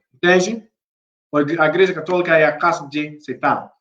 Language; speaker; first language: Portuguese; non-native, learner; English